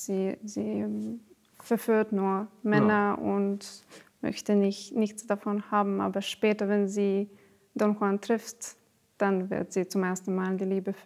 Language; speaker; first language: German; non-native, fluent; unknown